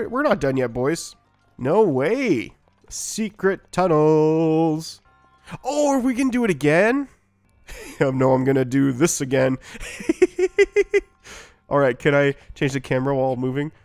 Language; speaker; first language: English; native; English